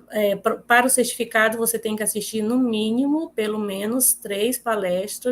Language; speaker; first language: Portuguese; native; Portuguese